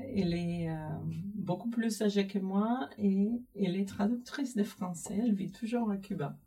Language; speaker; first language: French; non-native, fluent; Spanish